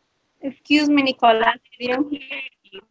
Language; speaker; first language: English; non-native, learner; Spanish